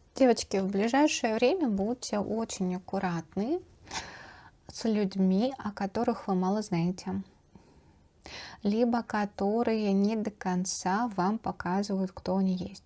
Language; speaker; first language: Russian; native; Russian